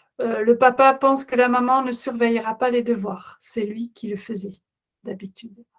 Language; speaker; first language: French; non-native, fluent; Dutch